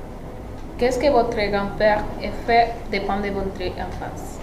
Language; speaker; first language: French; non-native, learner; Spanish